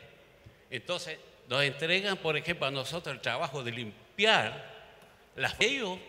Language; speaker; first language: Spanish; non-native, local second language; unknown